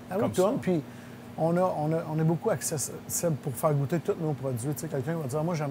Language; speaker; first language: French; native; French